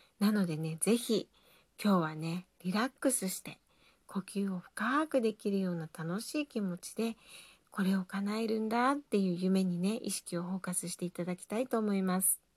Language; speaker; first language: Japanese; native; Japanese